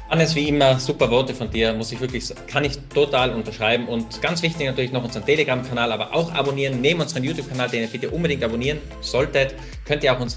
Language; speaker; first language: German; native; German